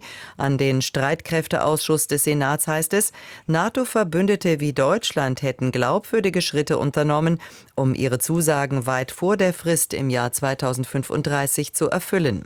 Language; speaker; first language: German; native; German